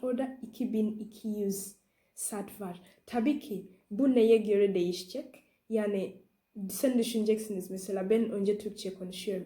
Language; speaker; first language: Turkish; non-native, learner; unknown